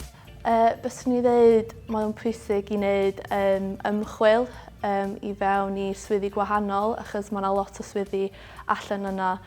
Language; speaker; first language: Welsh; non-native, local second language; English